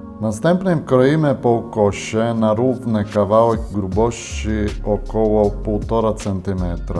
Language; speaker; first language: Polish; non-native, fluent; Italian